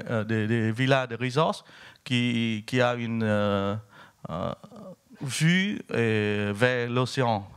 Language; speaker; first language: French; non-native, fluent; Vietnamese